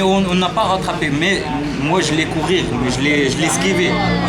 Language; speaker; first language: French; non-native, learner; Arabic